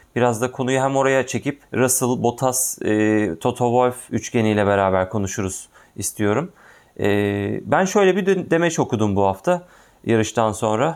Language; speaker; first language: Turkish; native; Turkish